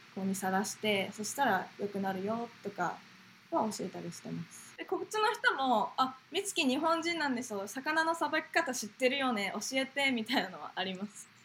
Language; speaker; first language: Japanese; native; Japanese